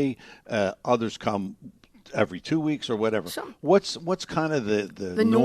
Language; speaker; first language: English; native; English